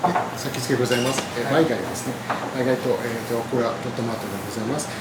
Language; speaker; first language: Japanese; non-native, learner; Portuguese